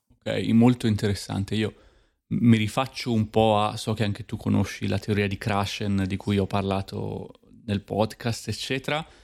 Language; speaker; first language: Italian; native; Italian